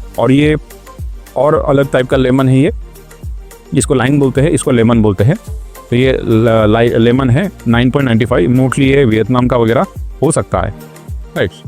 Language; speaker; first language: Hindi; non-native, local second language; Marathi